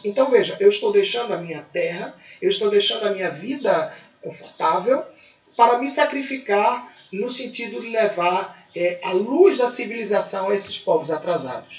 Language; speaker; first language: Portuguese; native; Portuguese